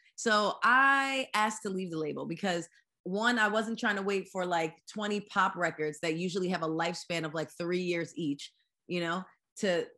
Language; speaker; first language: English; native; English